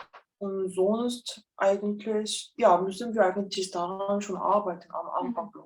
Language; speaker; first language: German; non-native, fluent; Korean